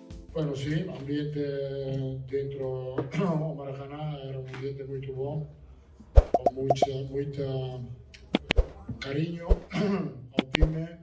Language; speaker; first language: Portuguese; non-native, fluent; Spanish